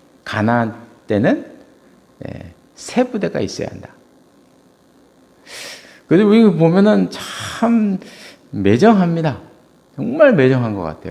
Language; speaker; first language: Korean; native; Korean